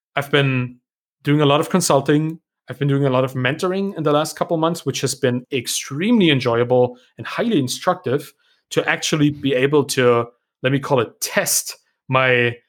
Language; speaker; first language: English; non-native, fluent; German